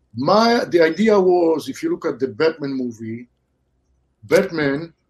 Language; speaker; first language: English; non-native, fluent; Hebrew